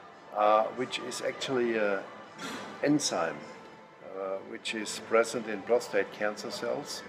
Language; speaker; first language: English; non-native, fluent; German